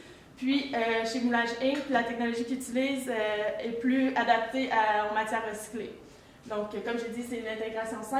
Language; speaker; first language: French; native; French